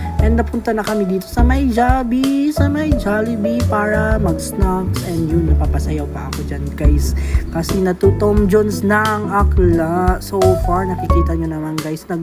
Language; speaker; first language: Filipino; non-native, local second language; Cebuano